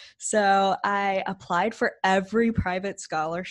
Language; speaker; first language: English; native; English